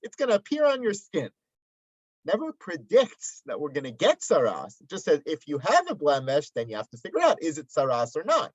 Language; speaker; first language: English; native; English